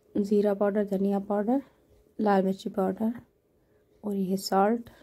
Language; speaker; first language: Urdu; non-native, local second language; Sindhi